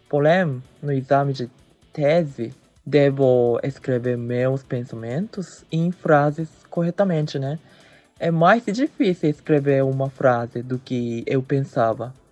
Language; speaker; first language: Portuguese; early bilingual, heritage; Japanese